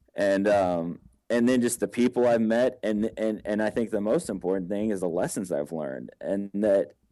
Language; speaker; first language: English; native; English